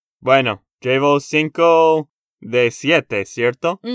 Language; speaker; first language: Spanish; non-native, fluent; English